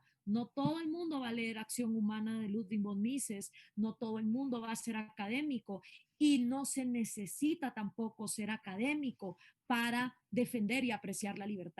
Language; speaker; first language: Spanish; native; Spanish